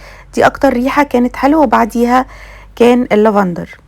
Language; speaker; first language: Arabic; native; Arabic